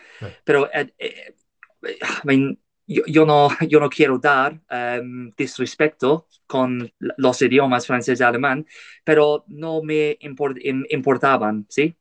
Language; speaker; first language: Spanish; non-native, learner; English